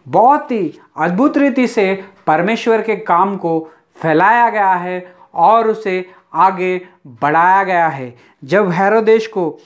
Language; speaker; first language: Hindi; non-native, local second language; Telugu